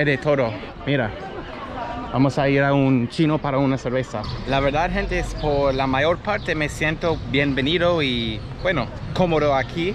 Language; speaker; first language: Spanish; non-native, fluent; English